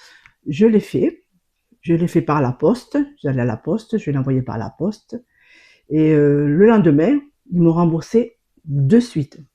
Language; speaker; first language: French; native; French